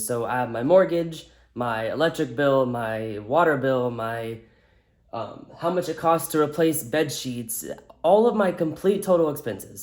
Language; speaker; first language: English; native; English